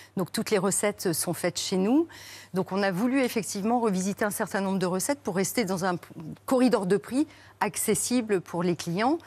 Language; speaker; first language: French; native; French